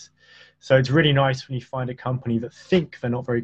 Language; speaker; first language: English; native; English